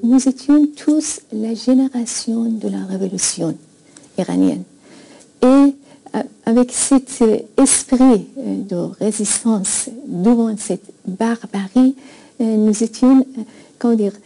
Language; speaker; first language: French; non-native, fluent; Persian